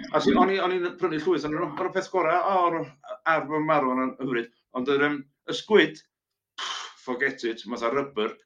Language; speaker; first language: Welsh; native; Welsh